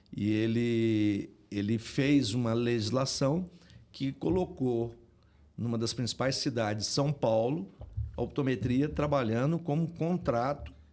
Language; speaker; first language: Portuguese; native; Portuguese